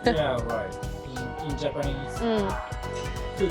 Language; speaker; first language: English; non-native, fluent; Japanese